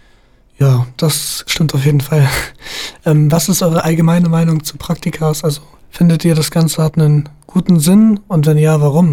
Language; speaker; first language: German; native; German